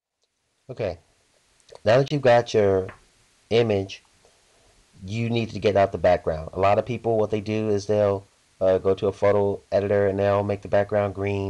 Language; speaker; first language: English; native; English